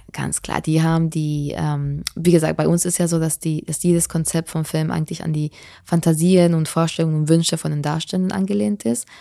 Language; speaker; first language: German; non-native, fluent; Spanish